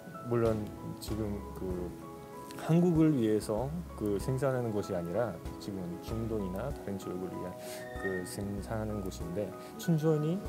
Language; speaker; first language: Korean; non-native, fluent; Russian